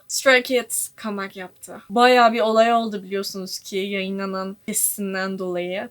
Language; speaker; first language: Turkish; native; Turkish